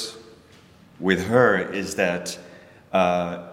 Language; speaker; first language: English; non-native, fluent; French